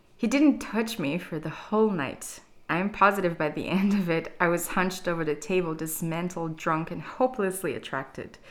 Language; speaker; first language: English; non-native, fluent; Portuguese